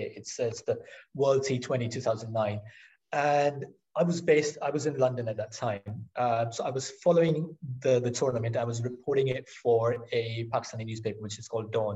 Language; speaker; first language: English; non-native, local second language; Urdu